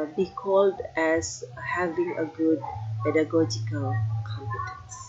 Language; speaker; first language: English; non-native, fluent; Indonesian